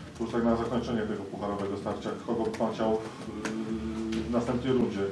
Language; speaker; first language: Polish; native; Polish